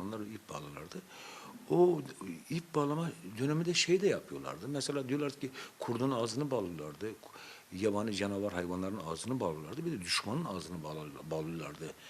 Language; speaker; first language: Turkish; non-native, local second language; Zaza